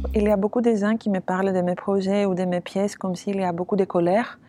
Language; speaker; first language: French; non-native, fluent; Greek